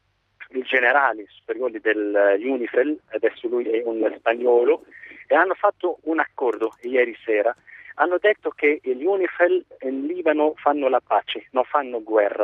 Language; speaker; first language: Italian; non-native, fluent; Arabic